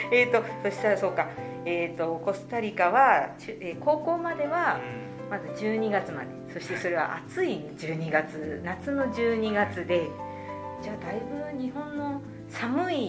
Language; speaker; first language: Japanese; native; Japanese